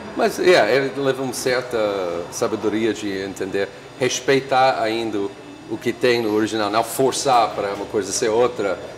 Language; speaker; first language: Portuguese; non-native, fluent; English